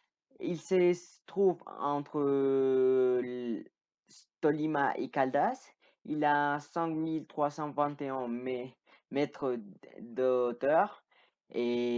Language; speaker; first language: French; non-native, learner; Spanish